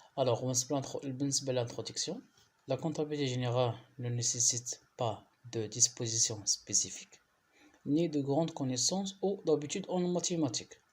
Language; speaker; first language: French; non-native, local second language; Arabic